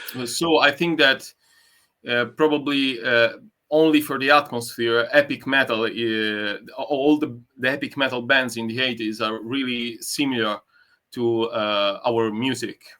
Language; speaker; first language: English; non-native, learner; Italian